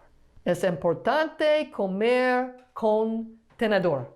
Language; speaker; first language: Spanish; non-native, learner; English